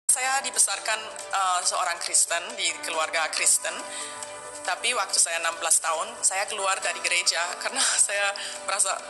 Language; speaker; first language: Indonesian; non-native, fluent; German